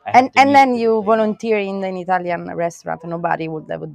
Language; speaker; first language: English; non-native, fluent; Italian